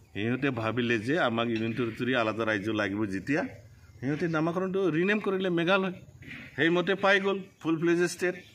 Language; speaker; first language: Assamese; non-native, local second language; Bodo